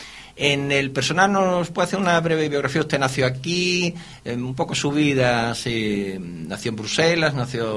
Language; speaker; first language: Spanish; native; Spanish